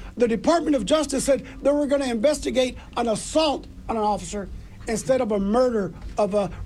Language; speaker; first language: English; early bilingual, other home language; Spanish